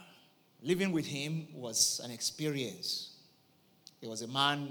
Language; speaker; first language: English; non-native, local second language; Yoruba